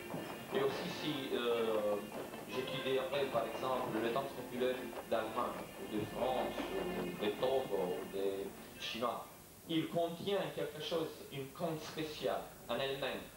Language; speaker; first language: French; non-native, learner; Romanian